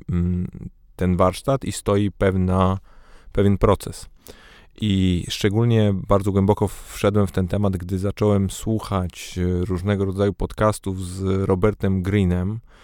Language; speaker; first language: Polish; native; Polish